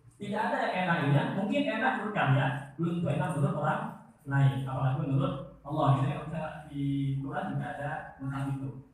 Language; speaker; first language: Indonesian; non-native, local second language; Madurese